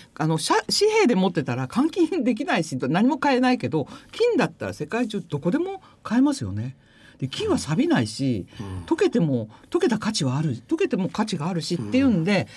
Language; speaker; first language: Japanese; native; Japanese